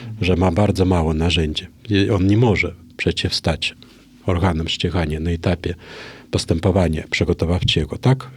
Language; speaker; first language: Polish; non-native, fluent; Russian